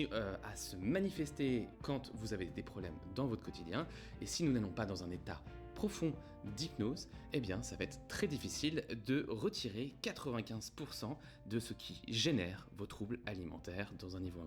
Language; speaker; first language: French; native; French